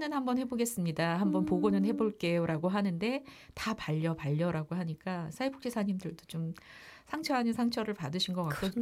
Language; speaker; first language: Korean; native; Korean